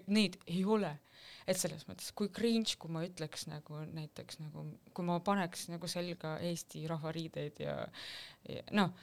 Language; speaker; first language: Estonian; non-native, local second language; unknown